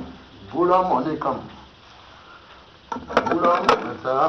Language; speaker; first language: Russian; non-native, learner; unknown